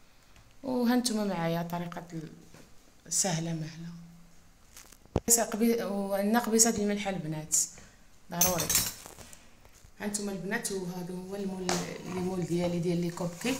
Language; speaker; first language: Arabic; native; Arabic